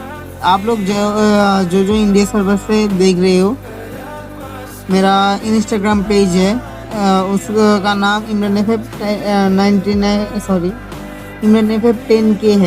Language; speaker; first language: Hindi; non-native, fluent; Bangla